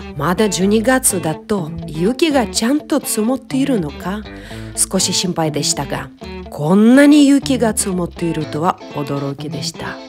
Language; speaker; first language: Japanese; non-native, fluent; Russian